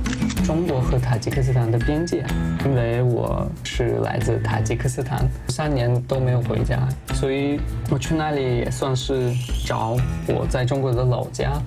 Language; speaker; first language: Chinese; non-native, fluent; Tajik